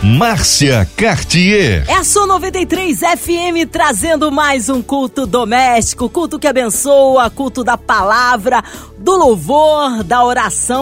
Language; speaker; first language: Portuguese; native; Portuguese